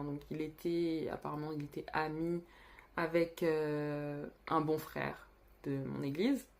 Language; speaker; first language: French; native; French